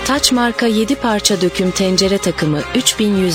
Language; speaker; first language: Turkish; native; Turkish